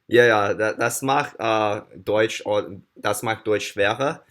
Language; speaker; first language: German; non-native, learner; English